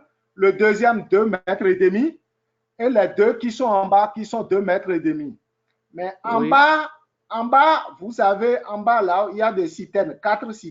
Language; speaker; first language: French; native; French